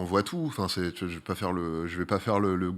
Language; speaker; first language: French; native; French